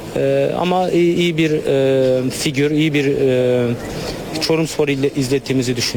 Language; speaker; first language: Turkish; native; Turkish